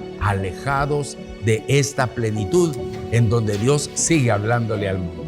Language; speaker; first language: Spanish; native; Spanish